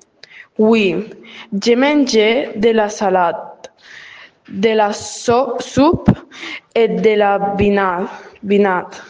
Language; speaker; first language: French; non-native, learner; Catalan